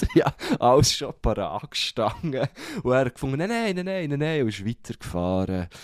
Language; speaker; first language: German; native; German